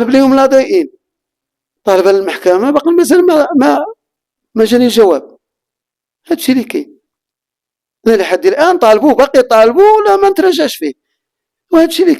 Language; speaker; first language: Arabic; native; Arabic